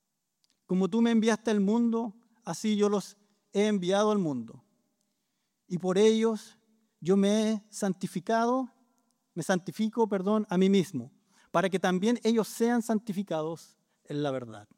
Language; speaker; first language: Spanish; native; Spanish